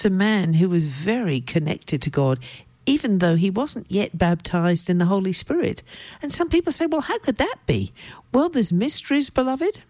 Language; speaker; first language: English; native; English